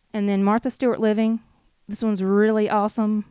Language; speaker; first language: English; native; English